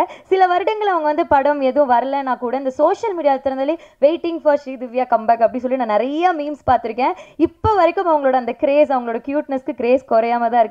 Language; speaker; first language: Tamil; native; Tamil